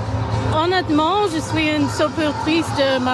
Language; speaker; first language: French; non-native, learner; English